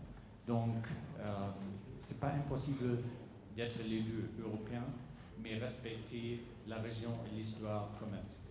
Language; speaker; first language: French; non-native, fluent; German